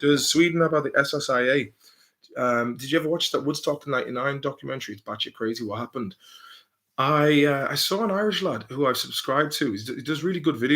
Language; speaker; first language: English; native; English